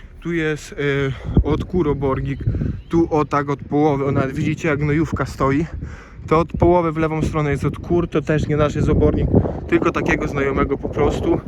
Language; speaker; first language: Polish; native; Polish